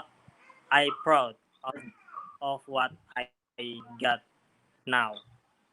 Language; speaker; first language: English; non-native, learner; Indonesian